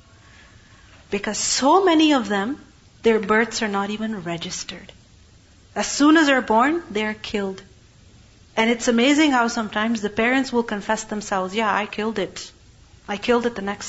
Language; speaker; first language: English; non-native, local second language; Urdu